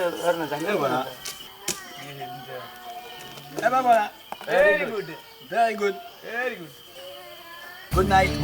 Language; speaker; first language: French; native; French